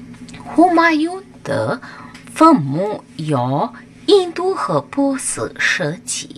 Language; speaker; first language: Chinese; non-native, fluent; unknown